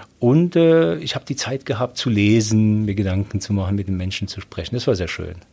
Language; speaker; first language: German; early bilingual, other home language; Polish